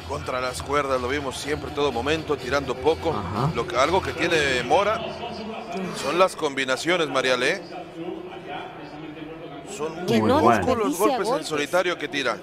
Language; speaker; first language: Spanish; native; Spanish